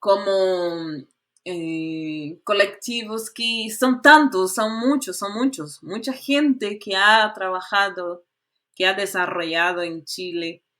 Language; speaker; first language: Spanish; non-native, fluent; Portuguese